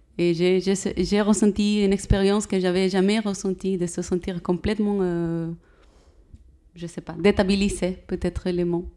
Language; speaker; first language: French; non-native, learner; Spanish